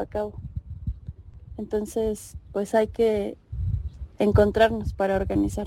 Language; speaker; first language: Spanish; native; Spanish